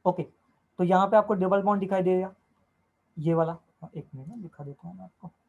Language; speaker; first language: Hindi; non-native, local second language; Marathi